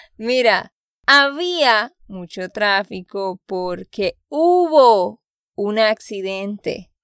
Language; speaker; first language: Spanish; native; Spanish